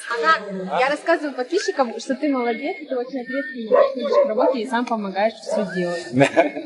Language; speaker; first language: Russian; native; Russian